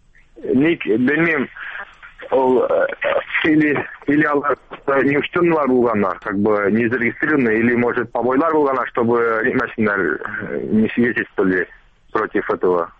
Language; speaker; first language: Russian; non-native, local second language; Tatar